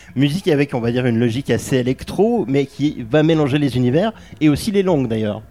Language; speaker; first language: French; native; French